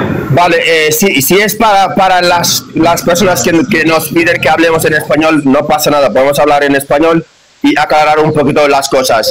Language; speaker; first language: Spanish; non-native, fluent; Wolof